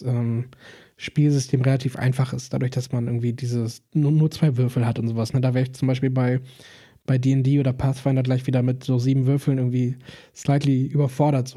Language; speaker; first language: German; native; German